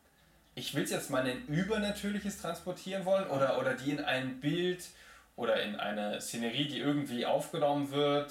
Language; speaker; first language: German; native; German